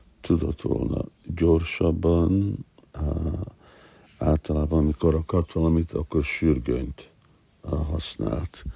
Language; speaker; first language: Hungarian; early bilingual, heritage; Hungarian